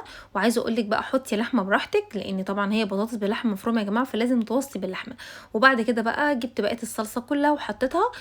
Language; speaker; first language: Arabic; native; Arabic